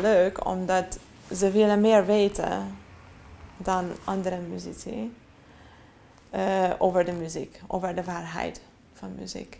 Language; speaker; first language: Dutch; non-native, fluent; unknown